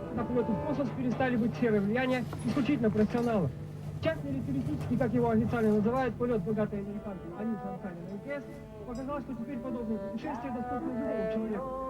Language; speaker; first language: Russian; native; Russian